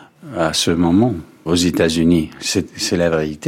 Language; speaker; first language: French; non-native, fluent; Danish